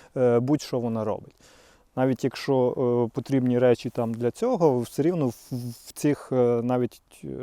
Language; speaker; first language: Ukrainian; native; Ukrainian